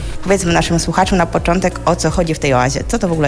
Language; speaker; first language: Polish; native; Polish